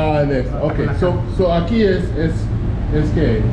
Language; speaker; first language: Spanish; non-native, learner; English